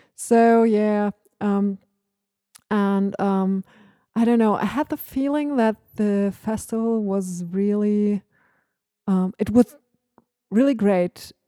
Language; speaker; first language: English; non-native, fluent; German